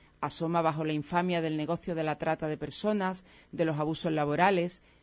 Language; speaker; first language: Spanish; native; Spanish